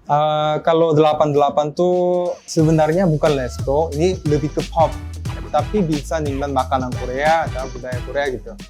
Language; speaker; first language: Indonesian; early bilingual, other home language; Korean